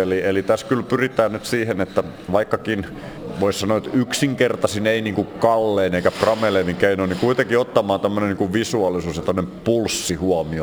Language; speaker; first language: Finnish; native; Finnish